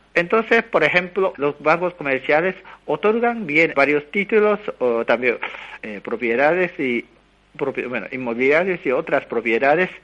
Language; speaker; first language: Spanish; non-native, fluent; Japanese